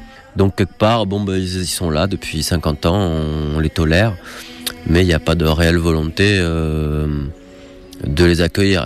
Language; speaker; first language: French; native; French